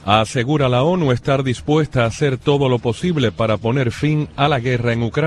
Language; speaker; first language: Spanish; native; Spanish